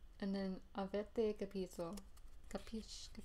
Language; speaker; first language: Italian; non-native, learner; English